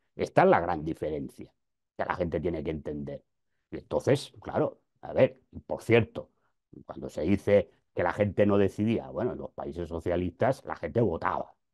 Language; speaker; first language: Spanish; native; Spanish